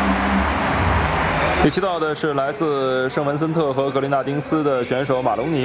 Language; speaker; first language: Chinese; native; Chinese